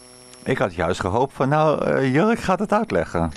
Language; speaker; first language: Dutch; native; Dutch